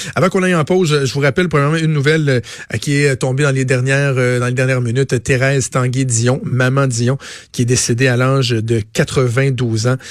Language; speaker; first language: French; native; French